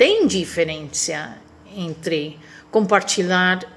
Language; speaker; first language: Portuguese; non-native, fluent; Spanish